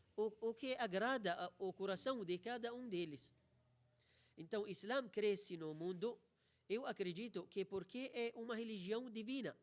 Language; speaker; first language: Portuguese; non-native, fluent; Arabic